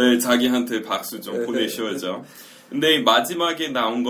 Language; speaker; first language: Korean; non-native, fluent; English